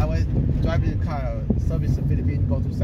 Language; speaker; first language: English; non-native, learner; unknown